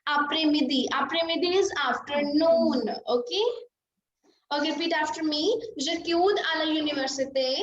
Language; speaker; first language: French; non-native, fluent; Hindi